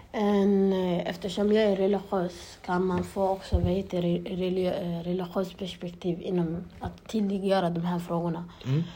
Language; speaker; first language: Swedish; early bilingual, other home language; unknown